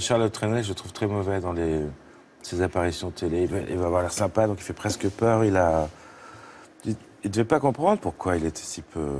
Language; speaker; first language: French; native; French